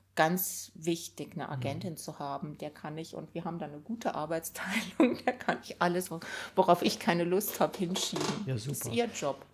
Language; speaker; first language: German; native; German